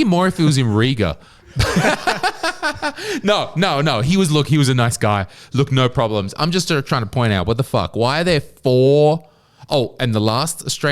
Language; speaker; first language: English; native; English